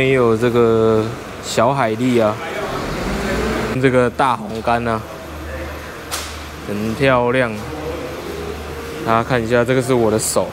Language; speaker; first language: Chinese; native; Chinese